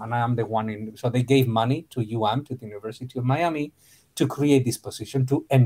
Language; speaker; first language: English; non-native, fluent; Spanish